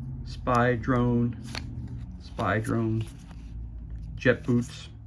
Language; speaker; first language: English; native; English